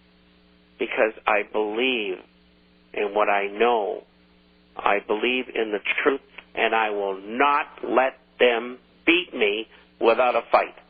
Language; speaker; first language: English; native; English